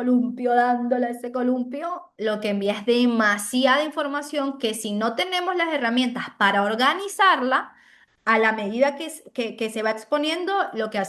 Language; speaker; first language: Spanish; native; Spanish